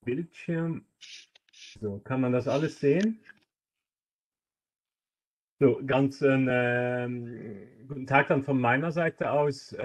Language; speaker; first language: German; non-native, local second language; Luxembourgish